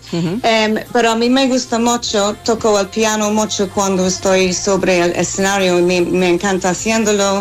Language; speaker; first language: Spanish; non-native, fluent; English